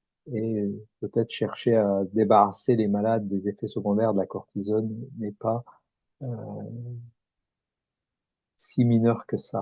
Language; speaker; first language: French; native; French